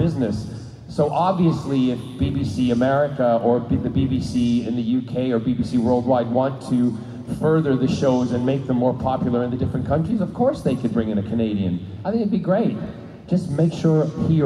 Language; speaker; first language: English; native; English